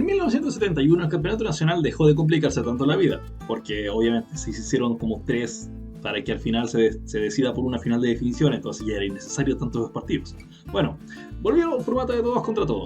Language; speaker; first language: Spanish; native; Spanish